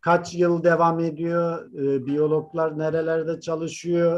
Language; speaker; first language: Turkish; native; Turkish